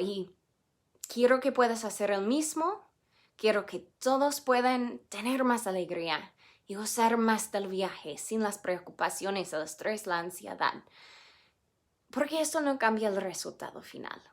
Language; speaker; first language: Spanish; non-native, fluent; English